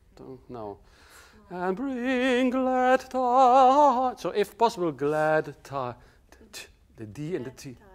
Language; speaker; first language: English; non-native, fluent; Dutch